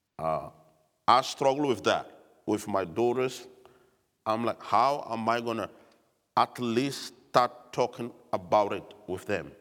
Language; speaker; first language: English; non-native, fluent; French